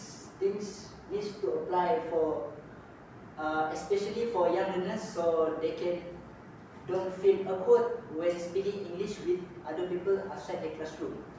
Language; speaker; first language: English; non-native, local second language; Malay